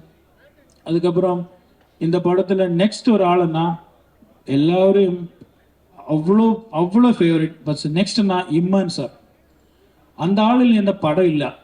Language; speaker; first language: Tamil; non-native, learner; Malayalam